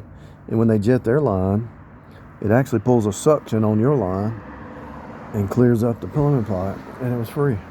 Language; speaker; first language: English; native; English